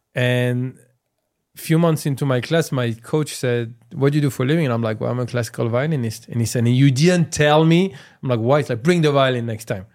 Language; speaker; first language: English; non-native, fluent; French